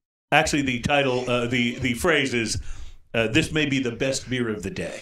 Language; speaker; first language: English; native; English